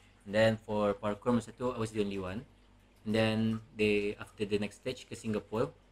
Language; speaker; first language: English; non-native, local second language; Malay